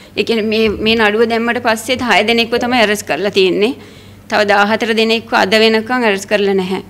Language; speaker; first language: Sinhala; non-native, local second language; Tamil